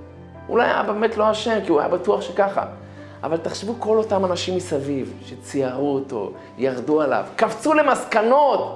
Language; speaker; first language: Hebrew; native; Hebrew